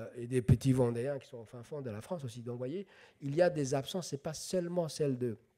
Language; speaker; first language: French; non-native, local second language; Somali